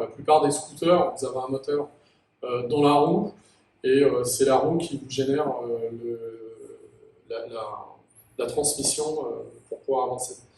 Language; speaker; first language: French; native; French